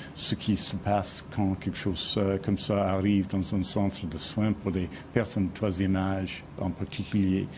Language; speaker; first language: French; non-native, fluent; English